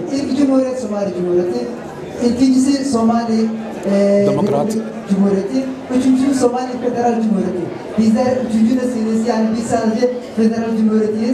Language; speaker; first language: Turkish; non-native, fluent; Somali